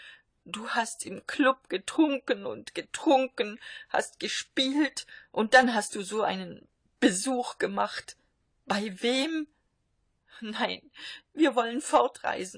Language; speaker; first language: German; native; German